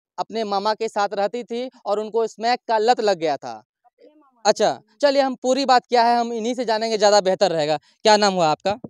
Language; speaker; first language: Hindi; native; Hindi